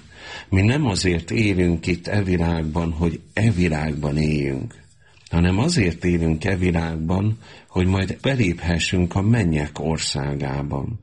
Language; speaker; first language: Hungarian; native; Hungarian